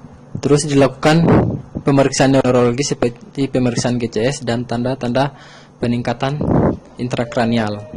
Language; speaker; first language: Indonesian; native; Indonesian